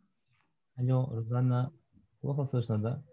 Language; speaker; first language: Russian; non-native, fluent; Korean